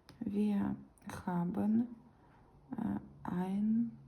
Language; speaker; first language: German; non-native, learner; Ukrainian